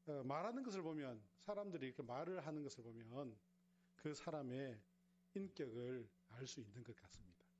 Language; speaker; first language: Korean; native; Korean